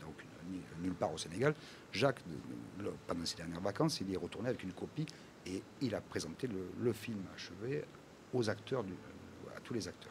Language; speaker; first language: French; native; French